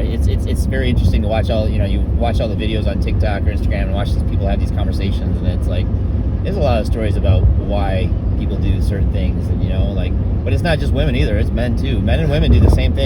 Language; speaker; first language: English; native; English